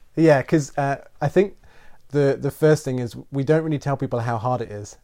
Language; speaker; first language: English; native; English